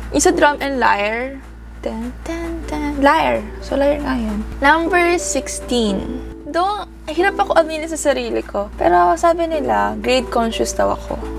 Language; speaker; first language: Filipino; early bilingual, heritage; Japanese